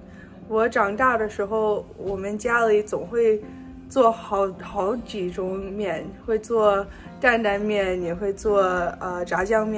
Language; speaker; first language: Chinese; early bilingual, heritage; Chinese